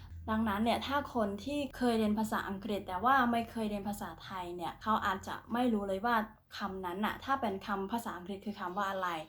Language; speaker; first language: Thai; non-native, fluent; Khmer